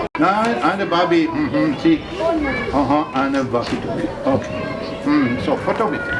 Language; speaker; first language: German; non-native, learner; Finnish